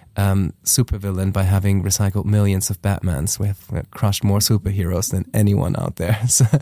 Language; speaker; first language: English; non-native, fluent; German